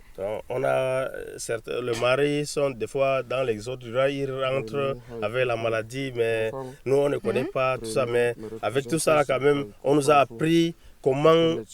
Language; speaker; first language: French; non-native, local second language; Fula